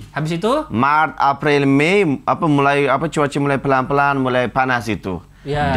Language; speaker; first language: Indonesian; non-native, fluent; Uzbek